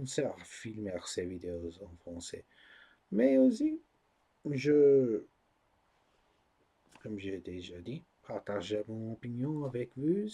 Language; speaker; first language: French; non-native, learner; English